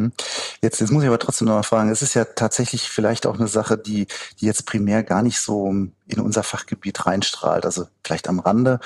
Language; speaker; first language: German; native; German